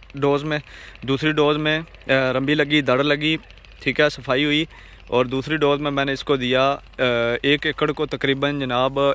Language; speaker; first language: Urdu; non-native, local second language; Punjabi